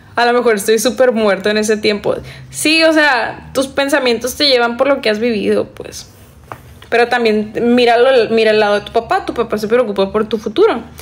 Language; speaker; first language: Spanish; native; Spanish